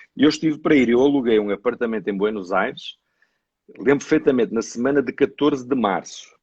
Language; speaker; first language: Portuguese; native; Portuguese